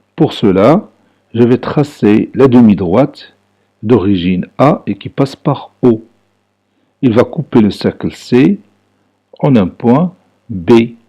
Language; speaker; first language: French; non-native, local second language; Arabic